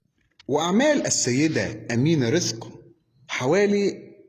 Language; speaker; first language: Arabic; native; Arabic